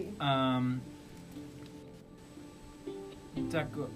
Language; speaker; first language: French; non-native, learner; English